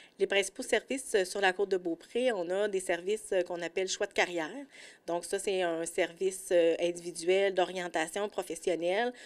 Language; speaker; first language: French; native; French